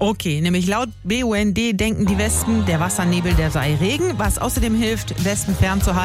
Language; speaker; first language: German; native; German